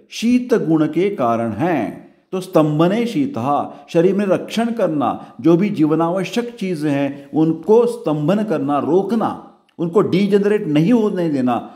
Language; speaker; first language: Hindi; non-native, local second language; Marathi